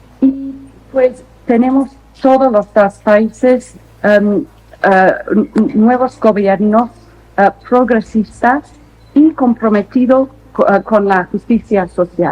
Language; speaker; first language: Spanish; non-native, fluent; English